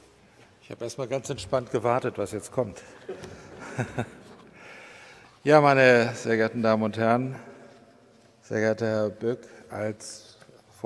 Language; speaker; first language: German; native; German